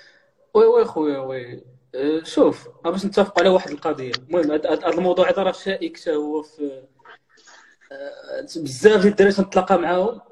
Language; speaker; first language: Arabic; native; Arabic